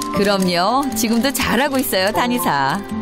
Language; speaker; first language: Korean; native; Korean